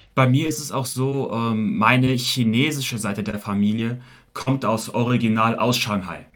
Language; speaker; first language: German; early bilingual, heritage; Chinese